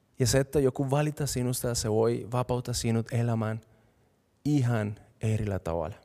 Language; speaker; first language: Finnish; non-native, fluent; Spanish